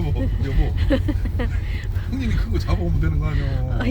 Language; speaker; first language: Korean; native; Korean